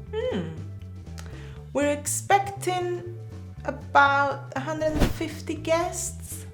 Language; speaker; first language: English; non-native, fluent; Spanish